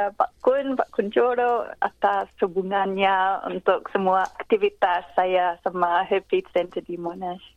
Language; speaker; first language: Indonesian; non-native, fluent; English